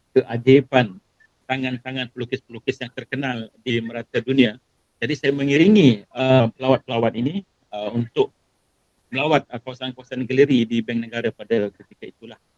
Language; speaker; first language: Malay; native; Malay